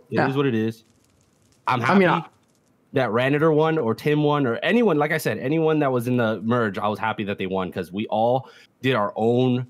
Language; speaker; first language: English; native; English